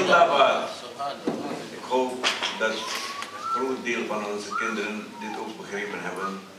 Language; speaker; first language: Dutch; early bilingual, other home language; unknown